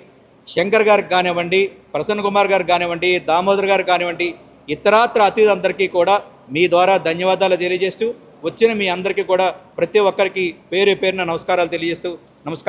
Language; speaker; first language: Telugu; native; Telugu